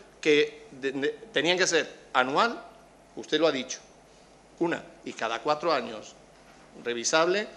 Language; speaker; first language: Spanish; native; Spanish